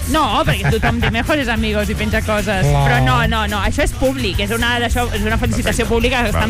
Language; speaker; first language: Catalan; native; Catalan